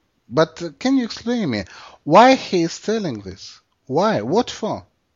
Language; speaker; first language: English; non-native, fluent; Russian